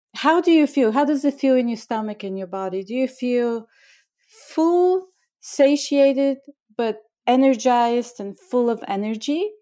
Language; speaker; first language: English; non-native, fluent; Bulgarian